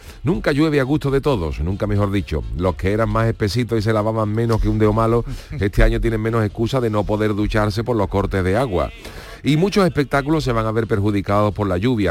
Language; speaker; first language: Spanish; native; Spanish